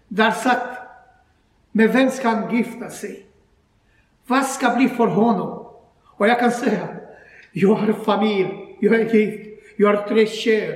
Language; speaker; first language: Swedish; non-native, learner; Croatian